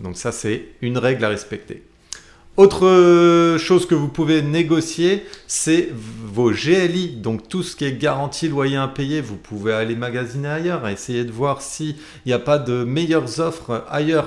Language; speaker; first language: French; native; French